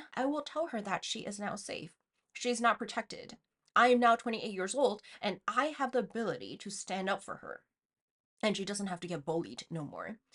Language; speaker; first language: English; non-native, fluent; Chinese